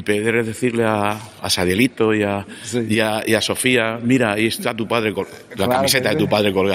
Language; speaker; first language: Spanish; native; Spanish